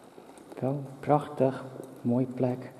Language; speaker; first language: Dutch; non-native, local second language; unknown